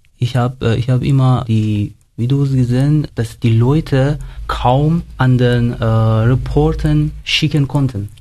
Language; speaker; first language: German; non-native, learner; Persian